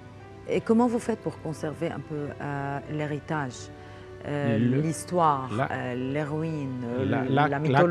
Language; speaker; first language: French; non-native, local second language; Arabic